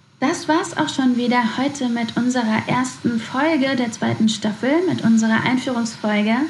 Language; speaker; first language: German; native; German